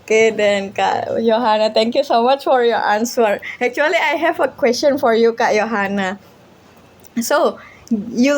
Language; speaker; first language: English; non-native, learner; Indonesian